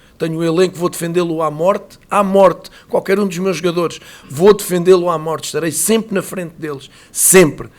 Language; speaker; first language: Portuguese; native; Portuguese